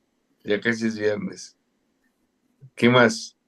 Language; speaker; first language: Spanish; native; Spanish